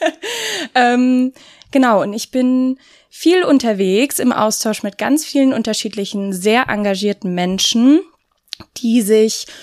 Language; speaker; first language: German; native; German